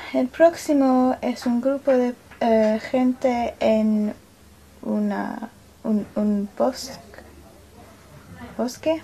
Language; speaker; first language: Spanish; non-native, learner; English